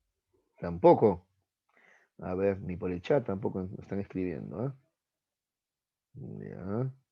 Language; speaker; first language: Spanish; native; Spanish